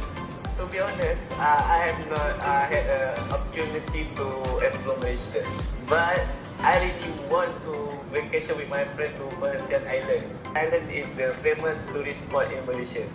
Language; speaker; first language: English; non-native, learner; Indonesian